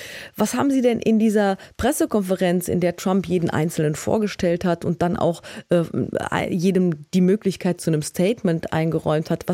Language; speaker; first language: German; native; German